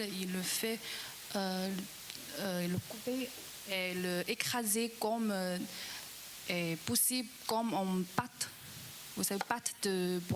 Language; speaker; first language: French; non-native, learner; Chinese